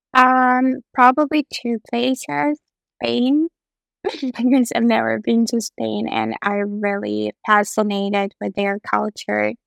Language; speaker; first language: English; non-native, fluent; Russian